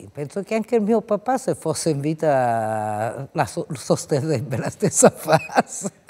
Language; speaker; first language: Italian; native; Italian